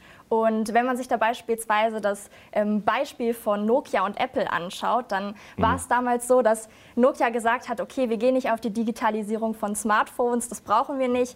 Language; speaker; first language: German; native; German